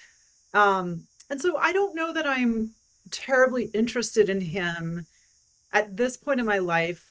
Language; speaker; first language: English; native; English